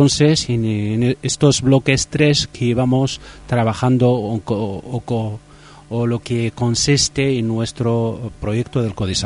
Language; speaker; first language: Spanish; non-native, fluent; Riffian